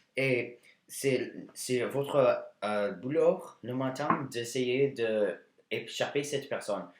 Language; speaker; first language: French; non-native, learner; English